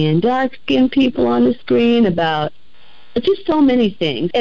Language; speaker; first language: English; native; English